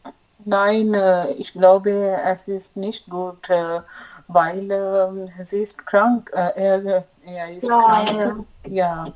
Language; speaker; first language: German; non-native, learner; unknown